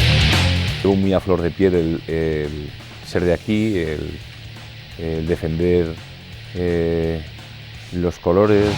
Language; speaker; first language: Spanish; native; Spanish